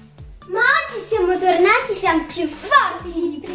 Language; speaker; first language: Italian; early bilingual, other home language; Arabic